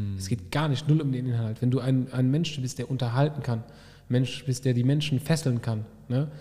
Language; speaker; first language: German; early bilingual, other home language; Arabic